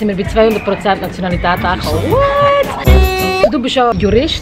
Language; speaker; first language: German; early bilingual, other home language; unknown